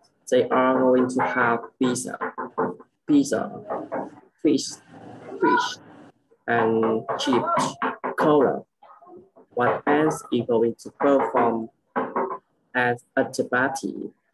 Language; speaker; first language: English; non-native, learner; Vietnamese